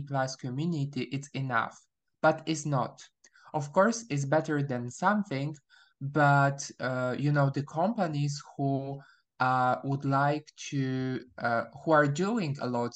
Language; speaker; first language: English; non-native, fluent; Polish